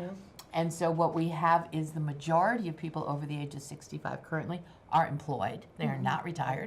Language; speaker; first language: English; native; English